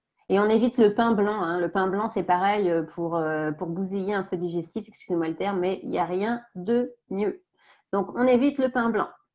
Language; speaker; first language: French; native; French